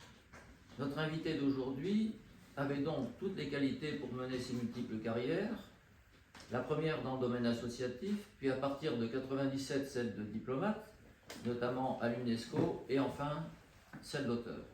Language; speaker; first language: French; native; French